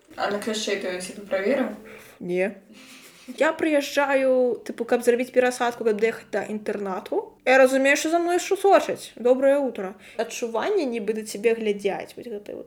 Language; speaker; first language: Belarusian; non-native, local second language; Russian